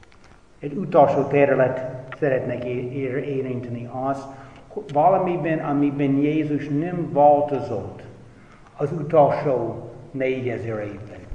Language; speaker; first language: Hungarian; non-native, fluent; English